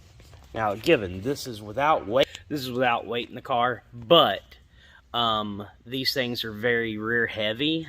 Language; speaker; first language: English; native; English